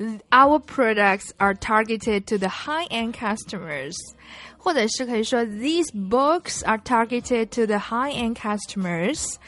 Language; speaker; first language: English; non-native, fluent; Chinese